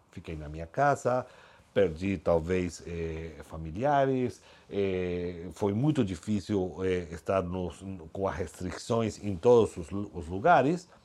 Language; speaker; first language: Portuguese; non-native, fluent; Spanish